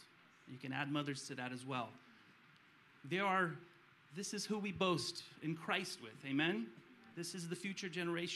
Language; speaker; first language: English; early bilingual, other home language; Romanian